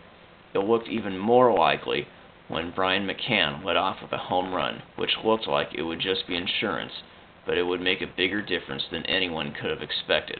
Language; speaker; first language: English; native; English